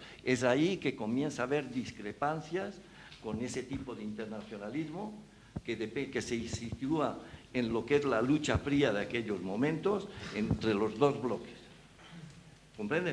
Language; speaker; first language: Spanish; native; Spanish